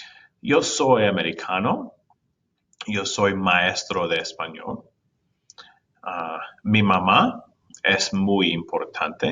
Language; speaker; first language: Spanish; non-native, fluent; English